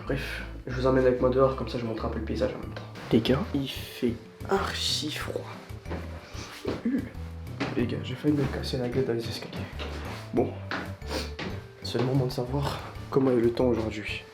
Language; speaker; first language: French; native; French